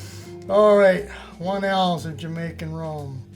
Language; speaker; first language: English; native; English